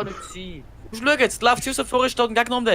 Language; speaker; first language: German; native; German